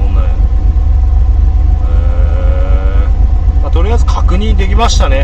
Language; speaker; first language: Japanese; native; Japanese